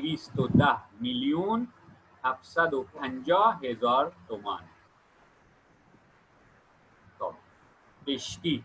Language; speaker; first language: Persian; non-native, fluent; Urdu